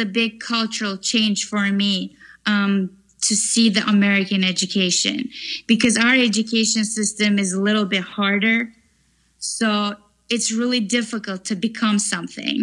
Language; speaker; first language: English; non-native, fluent; Turkish